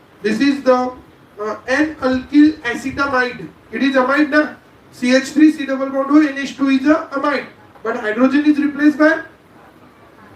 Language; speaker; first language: English; non-native, local second language; Marathi